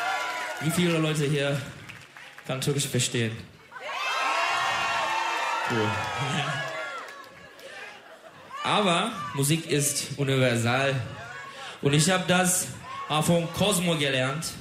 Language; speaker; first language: German; non-native, learner; Turkish